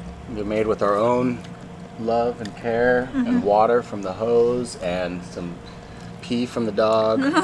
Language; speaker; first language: English; native; English